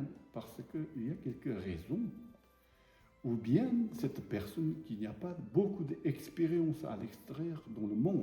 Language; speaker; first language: French; non-native, learner; Tibetan